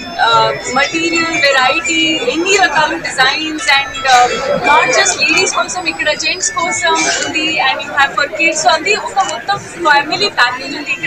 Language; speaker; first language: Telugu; non-native, learner; Hindi